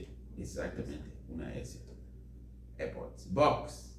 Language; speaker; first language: Spanish; non-native, fluent; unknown